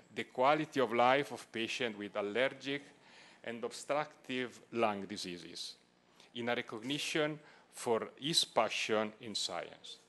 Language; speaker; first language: English; non-native, fluent; Italian